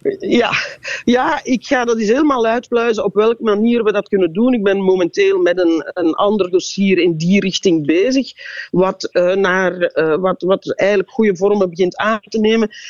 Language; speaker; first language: Dutch; native; Dutch